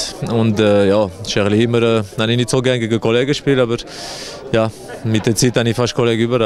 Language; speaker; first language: German; non-native, local second language; French